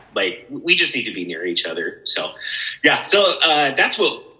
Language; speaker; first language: English; native; English